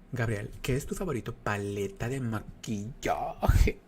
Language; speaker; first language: Spanish; early bilingual, other home language; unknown